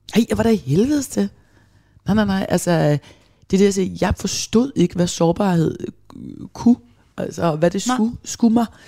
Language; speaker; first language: Danish; native; Danish